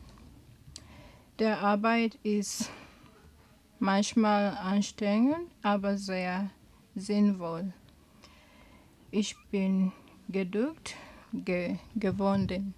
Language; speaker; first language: German; non-native, learner; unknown